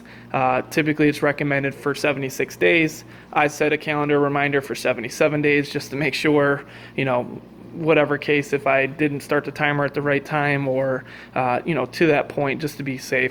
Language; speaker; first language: English; native; English